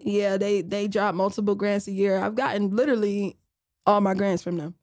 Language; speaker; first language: English; native; English